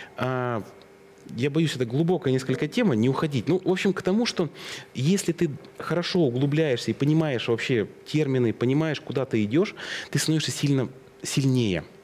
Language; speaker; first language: Russian; native; Russian